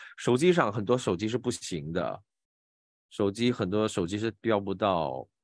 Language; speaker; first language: Chinese; native; Chinese